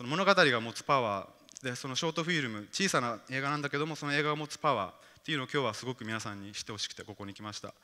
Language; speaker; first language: Japanese; native; Japanese